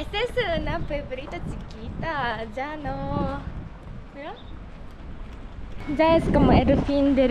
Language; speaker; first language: Spanish; non-native, fluent; Japanese